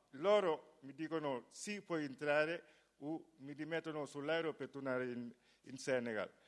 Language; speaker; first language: Italian; non-native, fluent; Wolof